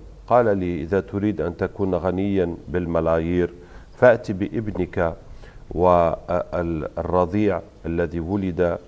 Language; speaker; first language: Arabic; native; Arabic